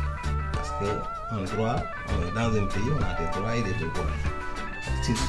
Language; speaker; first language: French; non-native, local second language; Wolof